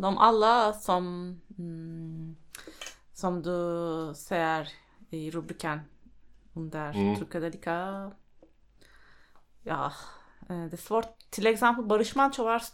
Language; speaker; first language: Swedish; non-native, fluent; Turkish